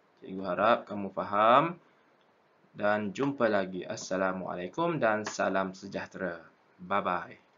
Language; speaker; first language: Malay; native; Malay